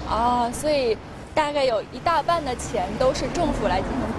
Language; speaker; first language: Chinese; native; Chinese